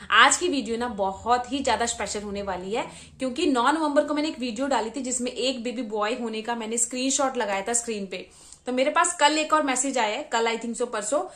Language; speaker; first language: Hindi; native; Hindi